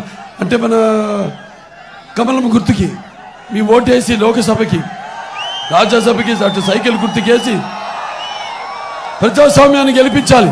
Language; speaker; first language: Telugu; native; Telugu